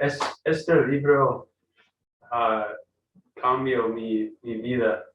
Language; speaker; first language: Spanish; non-native, learner; English